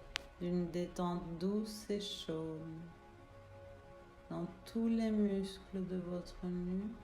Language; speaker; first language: French; native; French